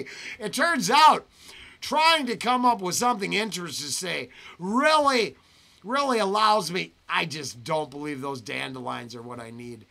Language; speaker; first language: English; native; English